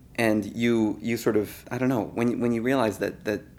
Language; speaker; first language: English; native; English